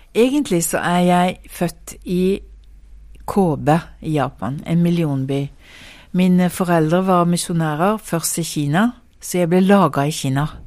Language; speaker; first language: Norwegian; early bilingual, heritage; Norwegian